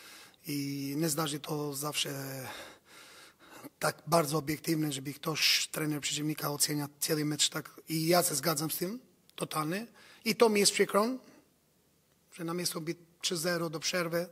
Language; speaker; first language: Polish; non-native, learner; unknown